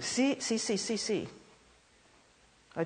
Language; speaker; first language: Italian; non-native, learner; English